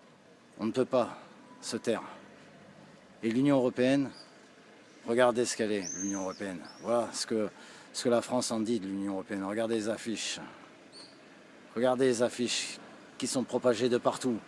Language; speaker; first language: French; native; French